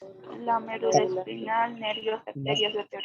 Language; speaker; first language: Spanish; native; Spanish